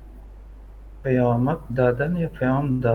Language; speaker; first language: Persian; non-native, learner; Urdu